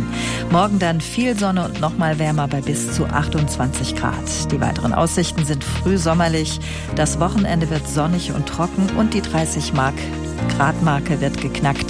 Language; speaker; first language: German; native; German